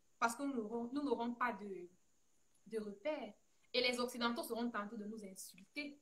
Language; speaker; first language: French; non-native, local second language; Fula